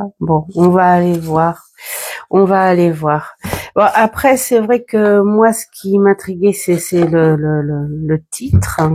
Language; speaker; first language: French; native; French